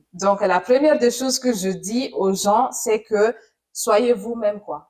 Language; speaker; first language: French; non-native, fluent; Italian